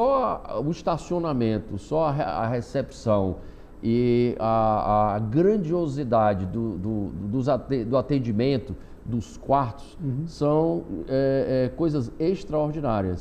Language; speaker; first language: Portuguese; native; Portuguese